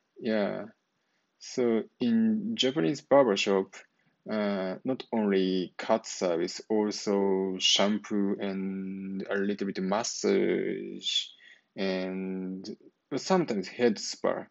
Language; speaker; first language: English; non-native, learner; Japanese